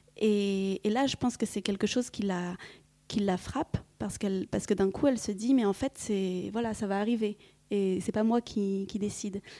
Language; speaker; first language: French; early bilingual, other home language; Vietnamese